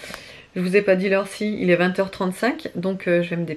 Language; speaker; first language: French; native; French